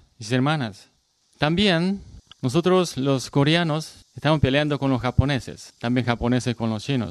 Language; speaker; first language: Spanish; non-native, learner; Korean